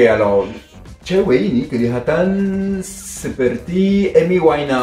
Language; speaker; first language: Indonesian; non-native, fluent; French